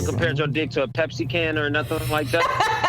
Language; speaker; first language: English; native; English